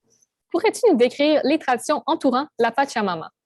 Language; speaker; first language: French; native; French